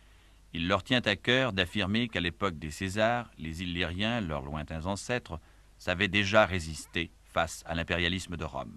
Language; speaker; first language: French; native; French